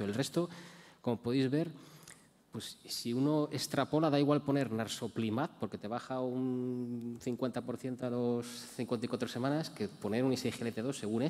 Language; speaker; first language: Spanish; native; Spanish